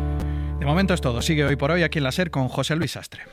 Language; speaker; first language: Spanish; native; Spanish